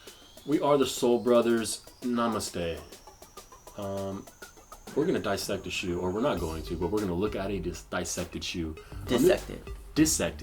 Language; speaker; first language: English; native; English